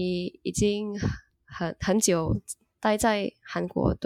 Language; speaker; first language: Chinese; non-native, learner; Indonesian